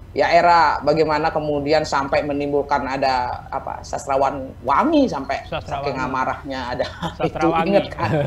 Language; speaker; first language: Indonesian; native; Indonesian